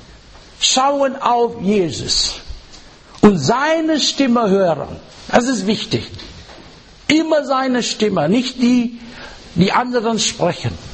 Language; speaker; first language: German; non-native, learner; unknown